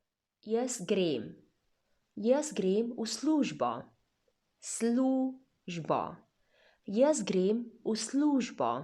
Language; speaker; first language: Slovenian; non-native, fluent; Chinese